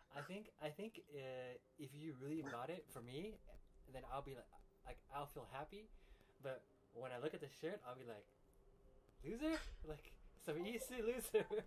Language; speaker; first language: English; early bilingual, other home language; Chinese